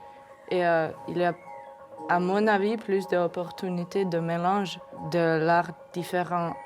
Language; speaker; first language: French; non-native, fluent; Finnish